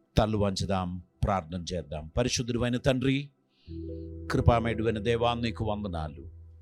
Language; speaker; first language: Telugu; non-native, fluent; Malayalam